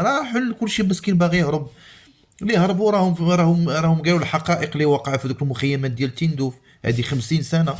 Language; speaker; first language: Arabic; native; Arabic